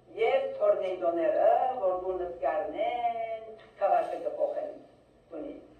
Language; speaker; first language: Armenian; early bilingual, heritage; Armenian